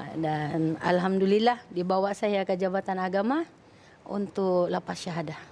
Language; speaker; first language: Malay; non-native, fluent; Filipino